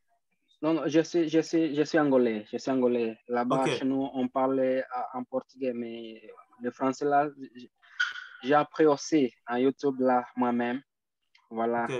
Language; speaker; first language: French; non-native, fluent; Portuguese